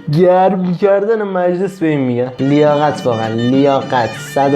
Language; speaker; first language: Persian; native; Persian